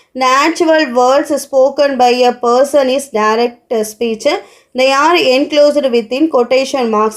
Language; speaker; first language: English; non-native, local second language; Tamil